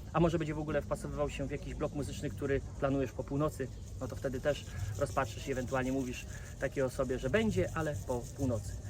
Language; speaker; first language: Polish; native; Polish